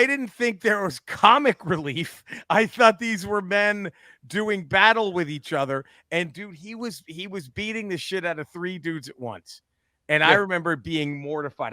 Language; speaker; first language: English; native; English